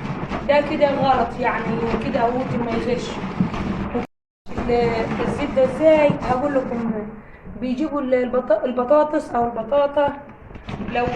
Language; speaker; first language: Arabic; native; Arabic